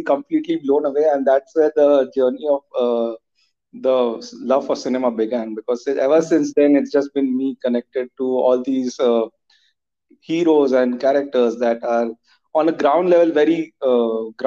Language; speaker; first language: English; non-native, local second language; Hindi